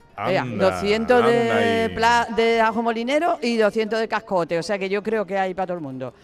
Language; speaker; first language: Spanish; native; Spanish